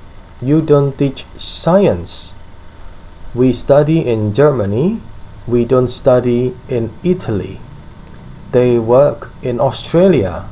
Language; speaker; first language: English; non-native, fluent; Indonesian